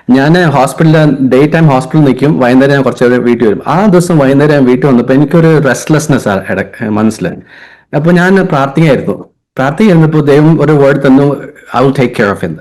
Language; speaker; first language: Malayalam; early bilingual, heritage; Hindi